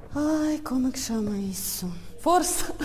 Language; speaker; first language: Portuguese; non-native, learner; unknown